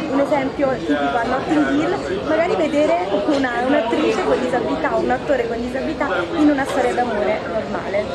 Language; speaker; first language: Italian; native; Italian